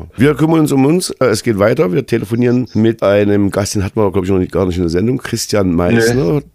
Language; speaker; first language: German; native; German